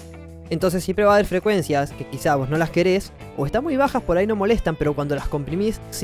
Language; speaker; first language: Spanish; native; Spanish